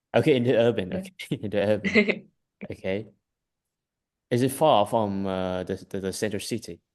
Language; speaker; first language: English; non-native, fluent; Vietnamese